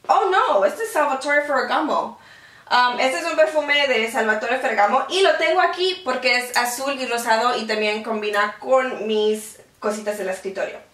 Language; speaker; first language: Spanish; early bilingual, heritage; Spanish